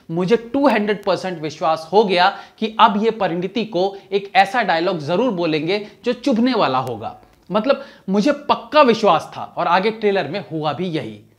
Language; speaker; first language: Hindi; native; Hindi